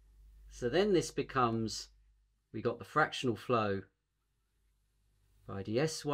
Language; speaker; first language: English; native; English